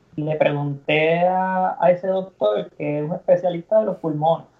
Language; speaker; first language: Spanish; native; Spanish